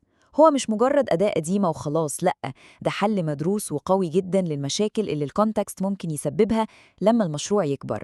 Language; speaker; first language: Arabic; native; Arabic